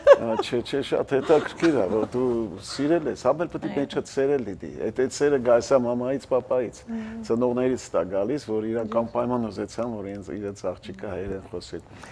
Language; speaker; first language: Armenian; native; Armenian